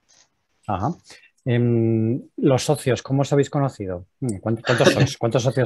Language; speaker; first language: Spanish; native; Spanish